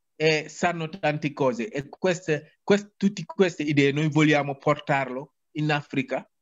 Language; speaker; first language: Italian; non-native, learner; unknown